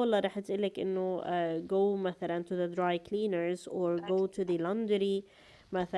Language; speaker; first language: English; non-native, fluent; Arabic